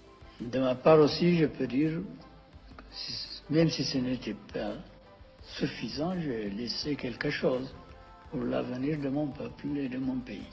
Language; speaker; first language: French; non-native, fluent; Amharic